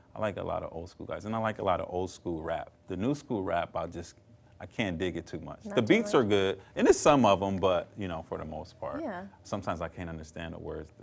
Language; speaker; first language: English; native; English